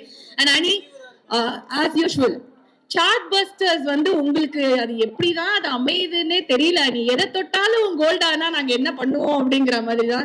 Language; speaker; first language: Tamil; native; Tamil